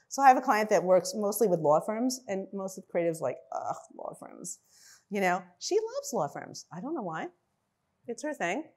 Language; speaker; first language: English; native; English